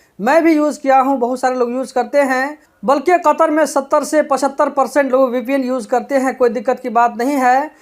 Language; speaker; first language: Hindi; native; Hindi